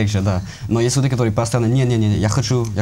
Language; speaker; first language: Russian; non-native, learner; English